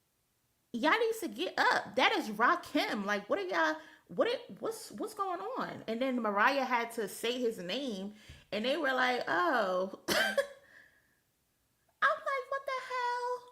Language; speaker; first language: English; native; English